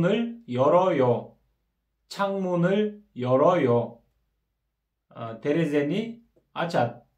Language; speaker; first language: Korean; non-native, fluent; Kyrgyz